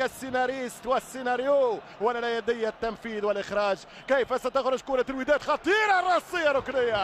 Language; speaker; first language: Arabic; native; Arabic